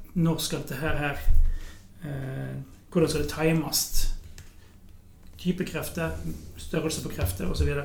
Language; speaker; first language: Norwegian; native; Norwegian